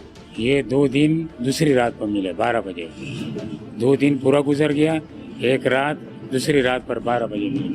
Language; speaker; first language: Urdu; non-native, local second language; Pashto